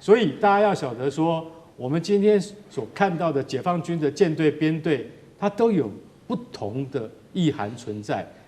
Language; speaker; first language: Chinese; native; Chinese